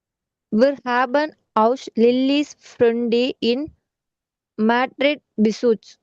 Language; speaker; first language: German; non-native, learner; Tamil